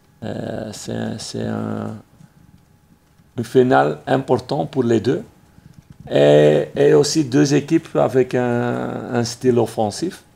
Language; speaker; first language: French; non-native, fluent; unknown